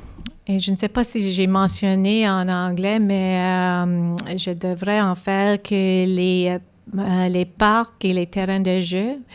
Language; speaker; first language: French; non-native, local second language; English